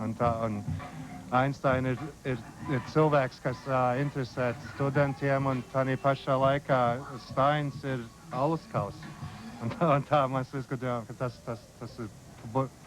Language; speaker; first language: Latvian; early bilingual, heritage; Latvian